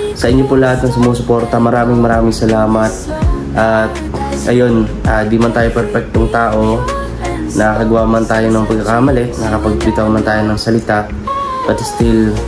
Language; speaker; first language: Filipino; native; Filipino